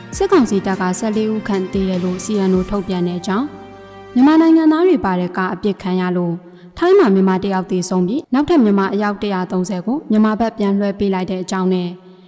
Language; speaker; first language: Burmese; native; Burmese